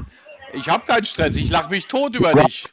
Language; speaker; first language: German; native; German